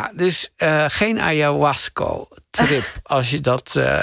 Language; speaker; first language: Dutch; native; Dutch